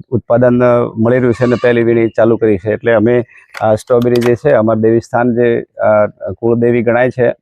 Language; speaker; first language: Gujarati; non-native, local second language; Bhili